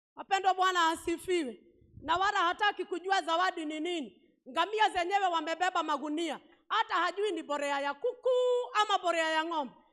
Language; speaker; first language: Swahili; non-native, local second language; Kikuyu